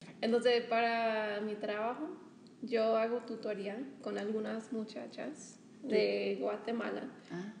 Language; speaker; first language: Spanish; non-native, fluent; English